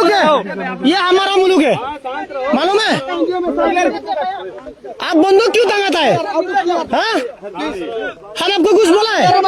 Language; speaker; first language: Hindi; non-native, learner; Bangla